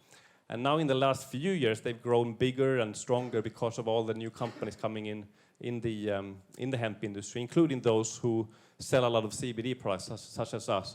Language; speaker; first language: English; non-native, fluent; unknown